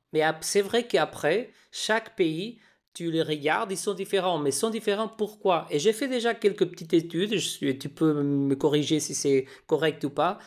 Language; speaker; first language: French; non-native, fluent; Spanish